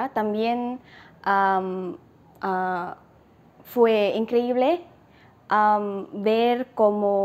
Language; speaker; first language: Spanish; non-native, fluent; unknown